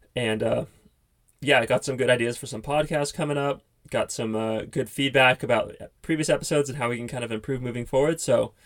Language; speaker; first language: English; native; English